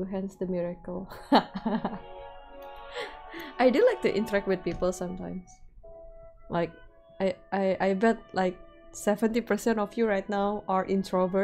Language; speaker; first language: English; non-native, fluent; Indonesian